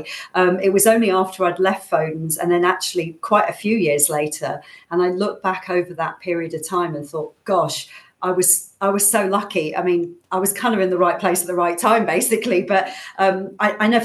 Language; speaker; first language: English; native; English